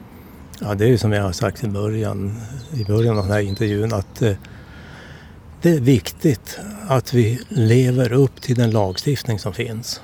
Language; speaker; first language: Swedish; native; Swedish